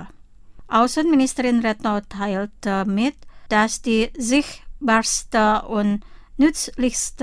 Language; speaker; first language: German; non-native, fluent; Indonesian